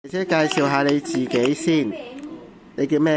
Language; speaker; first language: Cantonese; native; Cantonese